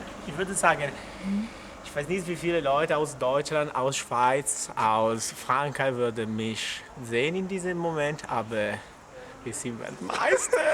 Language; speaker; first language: German; non-native, learner; Italian